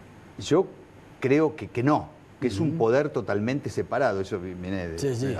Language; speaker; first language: Spanish; native; Spanish